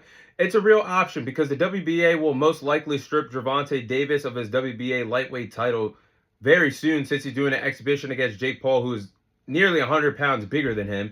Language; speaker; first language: English; native; English